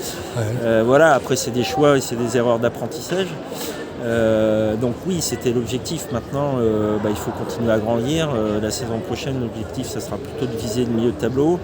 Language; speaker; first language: French; native; French